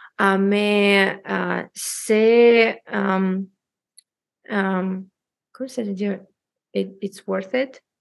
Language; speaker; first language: French; non-native, learner; Russian